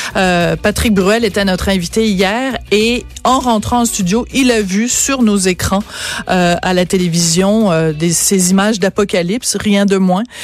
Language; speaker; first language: French; native; French